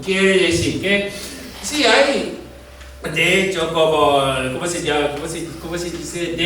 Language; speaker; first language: Spanish; non-native, fluent; Japanese